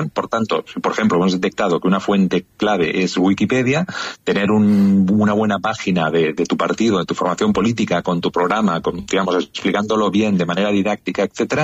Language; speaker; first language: Spanish; native; Spanish